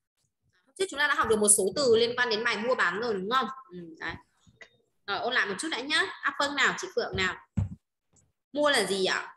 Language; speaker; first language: Vietnamese; native; Vietnamese